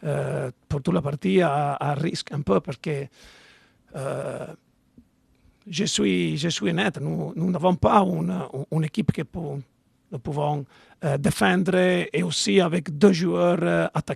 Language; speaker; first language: French; non-native, learner; Italian